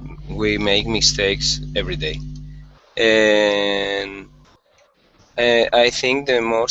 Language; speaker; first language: English; non-native, learner; Spanish